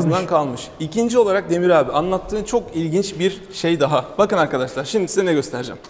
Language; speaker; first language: Turkish; native; Turkish